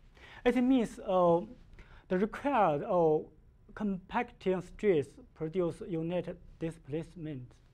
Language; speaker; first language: English; non-native, learner; Chinese